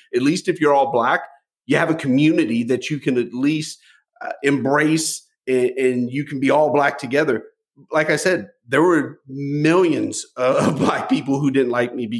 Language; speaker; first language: English; native; English